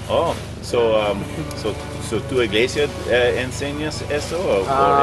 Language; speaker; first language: Spanish; non-native, learner; English